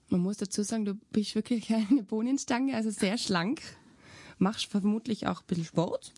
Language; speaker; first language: German; native; German